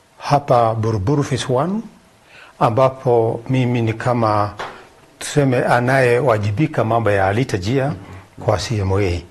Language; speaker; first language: Swahili; non-native, local second language; Kikuyu